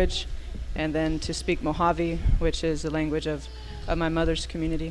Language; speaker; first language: English; native; English